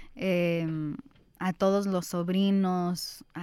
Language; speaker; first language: Spanish; early bilingual, heritage; Spanish